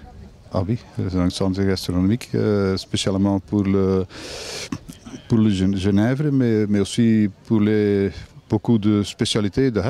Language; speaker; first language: French; non-native, local second language; Dutch